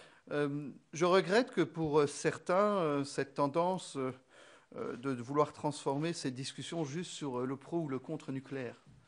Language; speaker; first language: French; non-native, local second language; Luxembourgish